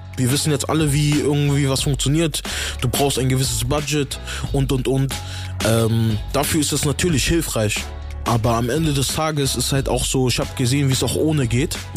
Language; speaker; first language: German; native; German